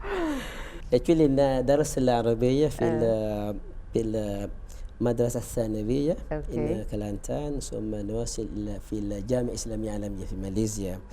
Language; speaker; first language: Arabic; non-native, fluent; Malay